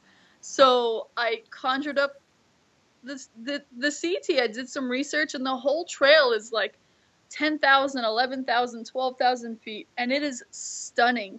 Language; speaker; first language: English; native; English